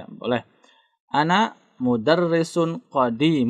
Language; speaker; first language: Arabic; non-native, fluent; Indonesian